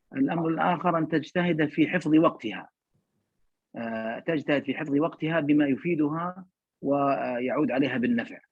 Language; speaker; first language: Arabic; native; Arabic